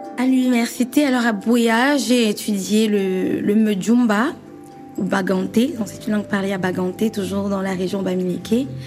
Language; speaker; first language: French; native; French